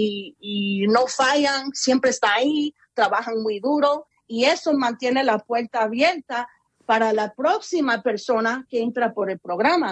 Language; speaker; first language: Spanish; early bilingual, heritage; Spanish